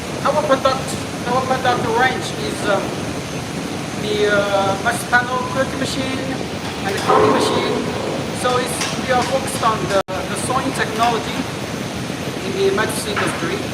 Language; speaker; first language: English; non-native, learner; Chinese